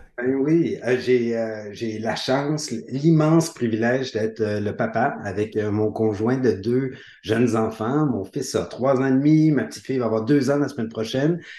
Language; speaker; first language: French; native; French